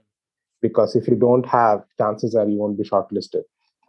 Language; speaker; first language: English; non-native, local second language; Bangla